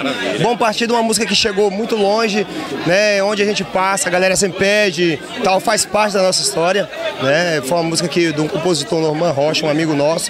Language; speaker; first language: Portuguese; native; Portuguese